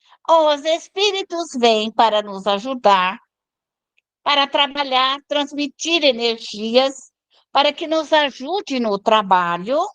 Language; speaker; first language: Portuguese; native; Portuguese